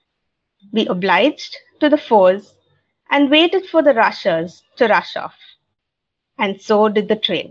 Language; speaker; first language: English; non-native, local second language; Tamil